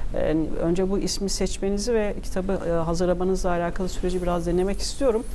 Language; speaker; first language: Turkish; native; Turkish